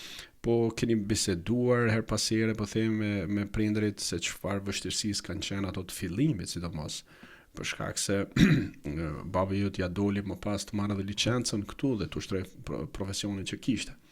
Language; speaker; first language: Albanian; native; Albanian